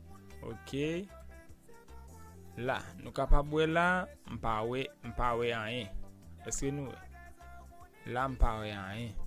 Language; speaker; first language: French; non-native, learner; Haitian Creole